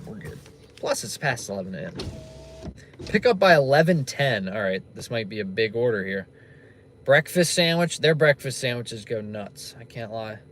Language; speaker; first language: English; native; English